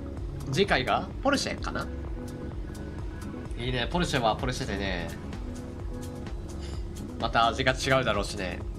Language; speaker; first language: Japanese; native; Japanese